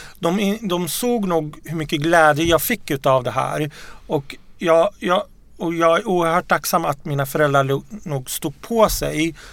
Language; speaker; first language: Swedish; early bilingual, other home language; Arabic